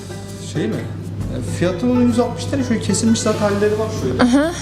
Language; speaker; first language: Turkish; native; Turkish